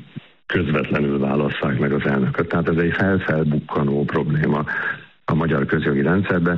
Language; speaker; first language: Hungarian; native; Hungarian